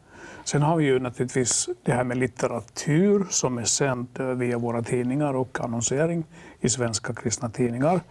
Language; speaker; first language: Swedish; non-native, local second language; Finnish